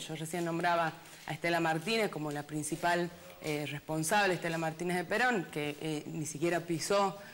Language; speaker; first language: Spanish; native; Spanish